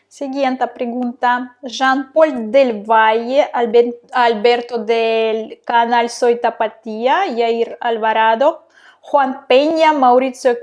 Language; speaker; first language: Spanish; non-native, fluent; Russian